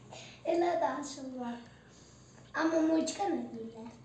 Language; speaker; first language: Turkish; non-native, learner; Azerbaijani